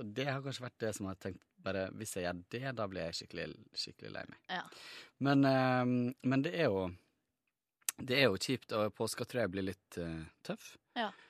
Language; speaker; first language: Norwegian; native; Norwegian